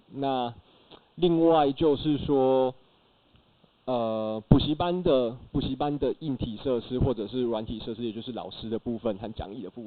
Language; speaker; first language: Chinese; native; Chinese